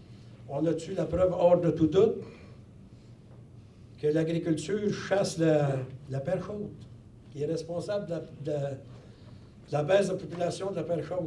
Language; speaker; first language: French; native; French